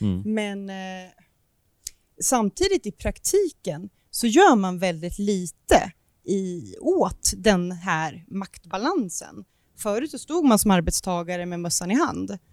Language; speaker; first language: Swedish; native; Swedish